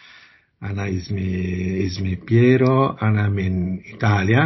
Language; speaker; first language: Arabic; non-native, learner; Italian